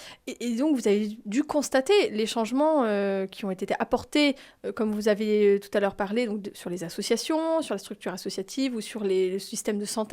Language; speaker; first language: French; native; French